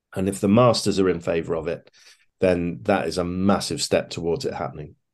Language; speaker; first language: English; native; English